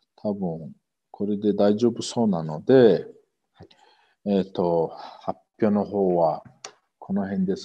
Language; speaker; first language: Japanese; non-native, fluent; Mongolian